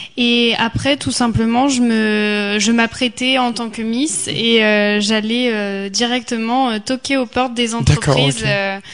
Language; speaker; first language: French; native; French